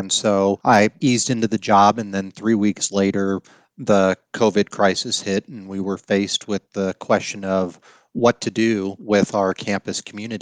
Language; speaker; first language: English; native; English